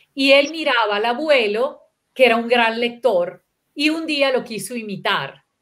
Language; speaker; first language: Spanish; non-native, local second language; Italian